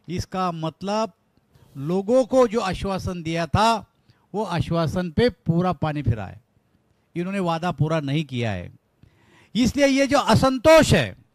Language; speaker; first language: Hindi; non-native, local second language; Marathi